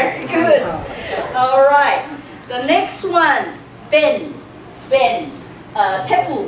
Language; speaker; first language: English; non-native, fluent; Chinese